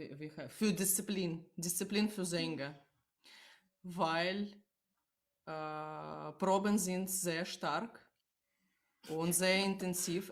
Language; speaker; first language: German; non-native, learner; Russian